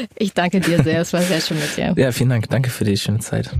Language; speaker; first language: German; native; German